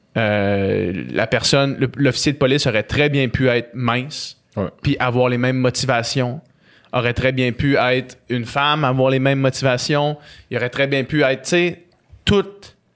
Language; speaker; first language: French; native; French